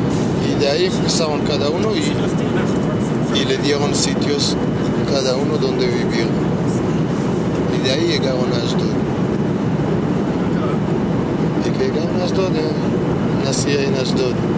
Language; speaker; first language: Spanish; early bilingual, heritage; Hebrew